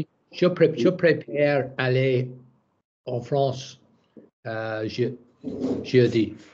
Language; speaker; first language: French; non-native, learner; English